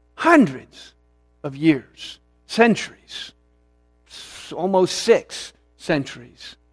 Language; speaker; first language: English; early bilingual, other home language; Swedish